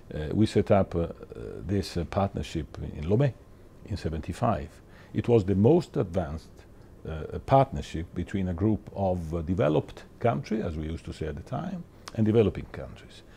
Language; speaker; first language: English; non-native, fluent; Italian